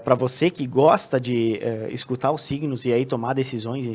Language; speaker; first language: Portuguese; native; Portuguese